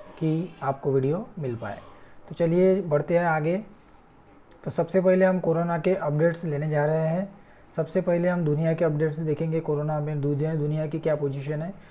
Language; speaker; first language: Hindi; non-native, local second language; Marathi